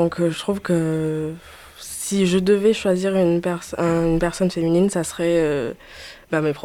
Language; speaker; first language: French; early bilingual, other home language; Chinese